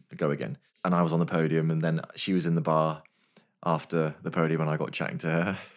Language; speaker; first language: English; native; English